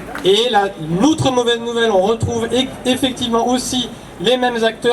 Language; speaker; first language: French; native; French